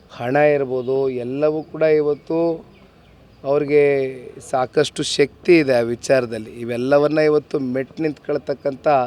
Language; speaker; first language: Kannada; native; Kannada